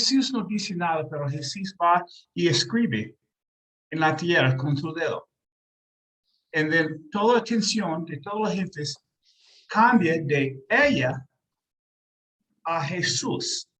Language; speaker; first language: Spanish; non-native, learner; English